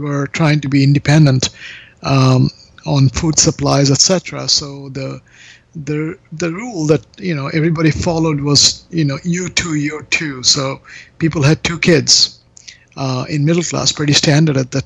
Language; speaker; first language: English; non-native, local second language; Bangla